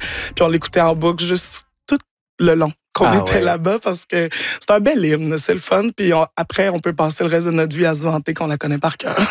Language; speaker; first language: French; native; French